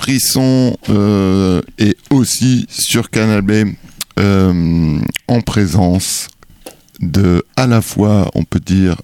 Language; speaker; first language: French; native; French